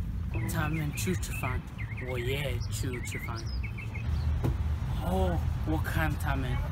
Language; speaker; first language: Chinese; non-native, learner; English